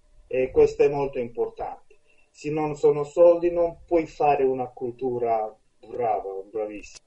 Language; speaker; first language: Italian; non-native, fluent; Romanian